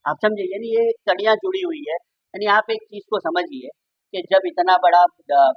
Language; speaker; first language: Hindi; non-native, local second language; Gujarati